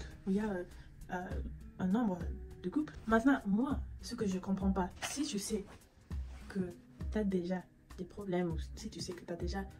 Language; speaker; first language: French; non-native, fluent; English